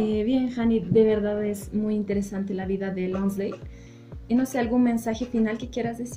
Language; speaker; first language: Spanish; native; Spanish